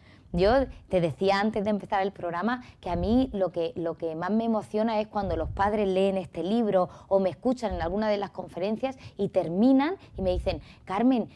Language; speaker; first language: Spanish; native; Spanish